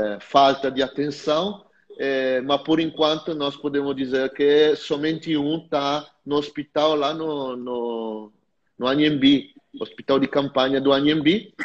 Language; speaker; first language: Portuguese; non-native, fluent; Italian